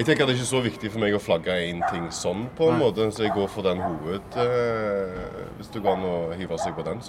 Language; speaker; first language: Norwegian; native; Norwegian